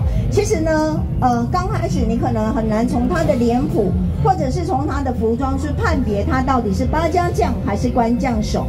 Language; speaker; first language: Chinese; native; Chinese